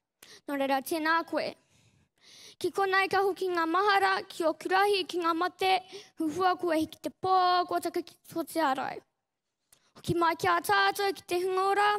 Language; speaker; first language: Māori; non-native, local second language; English